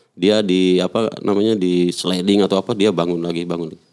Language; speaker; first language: Indonesian; native; Indonesian